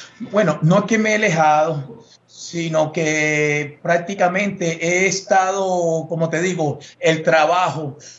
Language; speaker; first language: Spanish; native; Spanish